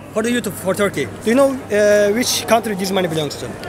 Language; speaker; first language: English; non-native, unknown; Turkish